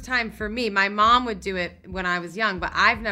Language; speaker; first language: English; native; English